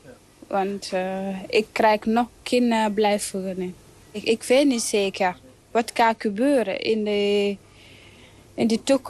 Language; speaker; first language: Dutch; non-native, learner; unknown